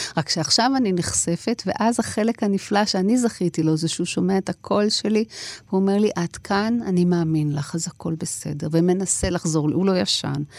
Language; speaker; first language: Hebrew; native; Hebrew